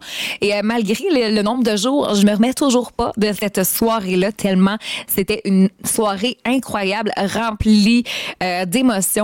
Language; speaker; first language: French; native; French